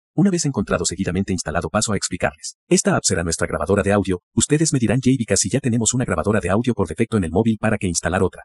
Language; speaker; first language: Spanish; native; Spanish